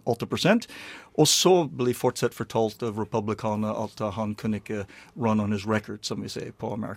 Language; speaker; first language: Norwegian; non-native, learner; English